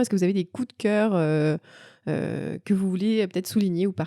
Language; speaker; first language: French; native; French